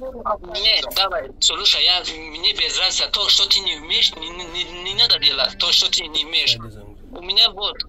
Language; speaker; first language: Russian; non-native, learner; Tajik